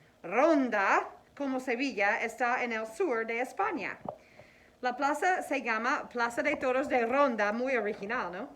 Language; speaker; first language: Spanish; non-native, fluent; English